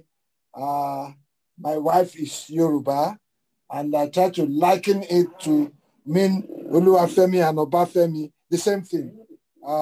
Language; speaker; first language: English; native; English